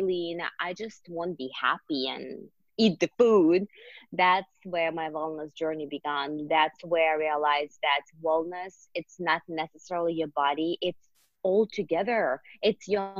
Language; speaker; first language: English; non-native, fluent; Russian